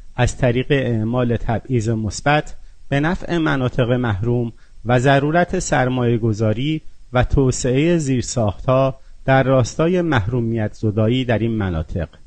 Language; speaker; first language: Persian; non-native, local second language; Azerbaijani